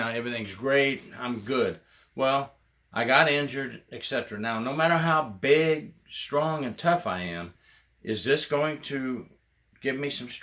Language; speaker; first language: English; native; English